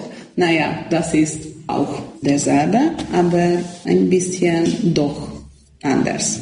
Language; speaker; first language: German; non-native, local second language; Hungarian